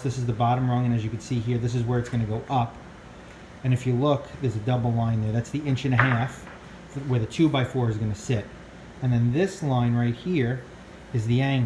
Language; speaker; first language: English; native; English